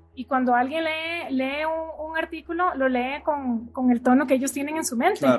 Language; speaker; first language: Spanish; native; Spanish